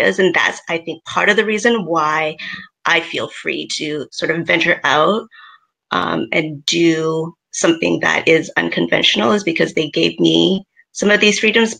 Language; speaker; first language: English; native; English